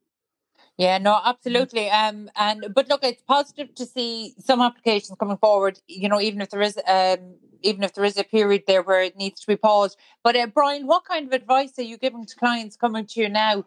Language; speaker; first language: English; native; English